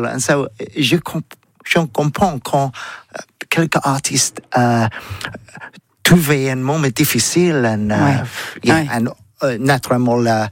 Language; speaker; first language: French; non-native, learner; English